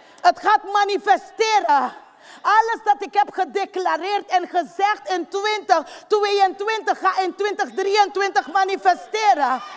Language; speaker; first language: Dutch; non-native, fluent; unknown